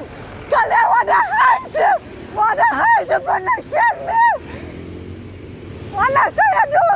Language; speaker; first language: Chinese; non-native, fluent; Indonesian